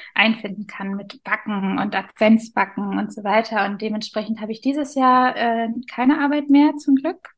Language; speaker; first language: German; early bilingual, other home language; Turkish